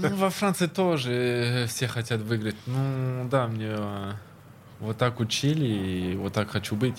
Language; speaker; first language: Russian; early bilingual, heritage; Russian